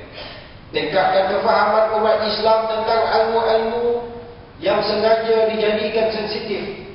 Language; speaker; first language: Malay; native; Malay